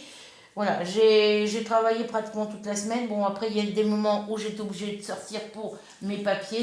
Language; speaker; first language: French; native; French